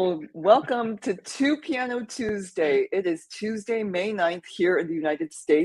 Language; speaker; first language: English; native; English